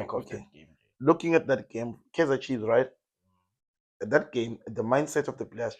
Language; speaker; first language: English; non-native, local second language; Zulu